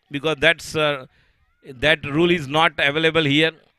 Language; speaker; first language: Hindi; non-native, local second language; Marathi